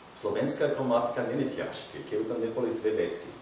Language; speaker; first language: Slovak; non-native, learner; German